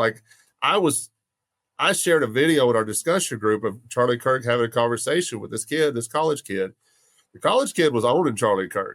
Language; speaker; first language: English; native; English